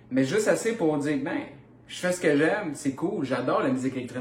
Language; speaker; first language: French; native; French